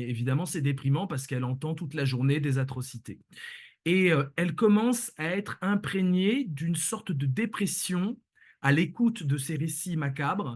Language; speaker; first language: French; native; French